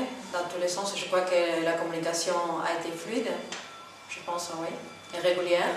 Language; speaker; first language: French; non-native, fluent; Spanish